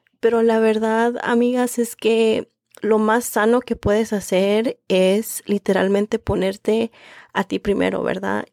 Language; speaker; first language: Spanish; early bilingual, heritage; Spanish